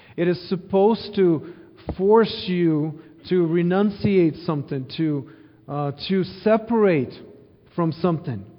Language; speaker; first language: English; early bilingual, other home language; Ukrainian